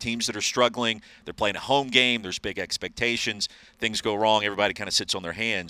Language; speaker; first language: English; native; English